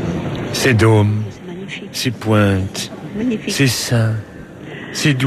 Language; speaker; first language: French; native; French